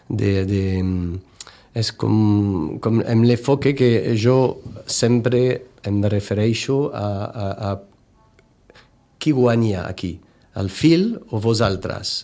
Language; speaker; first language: Catalan; non-native, fluent; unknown